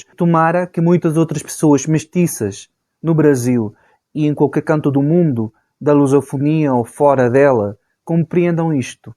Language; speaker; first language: Portuguese; non-native, fluent; Spanish